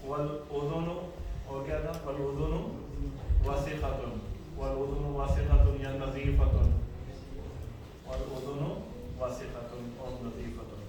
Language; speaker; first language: Arabic; non-native, fluent; Urdu